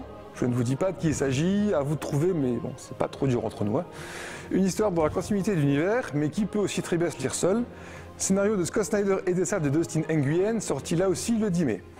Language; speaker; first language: French; native; French